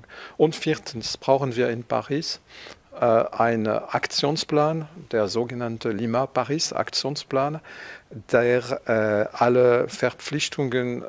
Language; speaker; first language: German; non-native, fluent; French